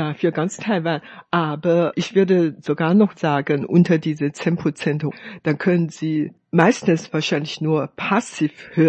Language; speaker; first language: German; non-native, fluent; Hakka Chinese